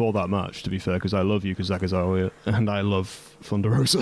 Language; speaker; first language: English; native; English